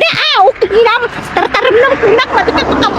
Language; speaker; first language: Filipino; non-native, local second language; Iloko